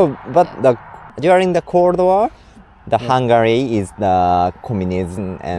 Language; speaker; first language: English; non-native, learner; Japanese